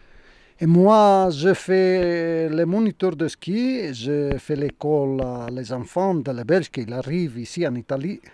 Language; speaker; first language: French; non-native, learner; Italian